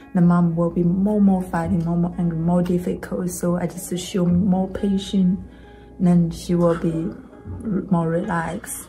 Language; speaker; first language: English; non-native, learner; Chinese